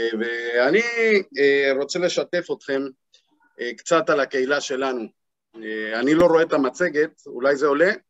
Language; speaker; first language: Hebrew; non-native, fluent; Spanish